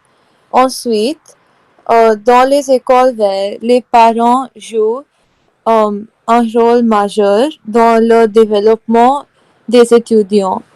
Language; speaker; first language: French; non-native, learner; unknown